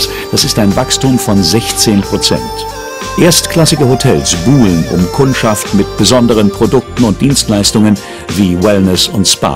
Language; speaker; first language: German; native; German